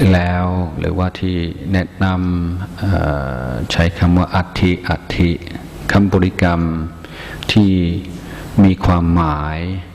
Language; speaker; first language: Thai; non-native, fluent; English